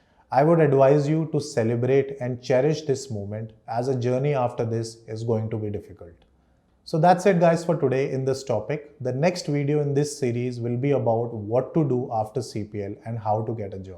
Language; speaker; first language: English; non-native, local second language; Hindi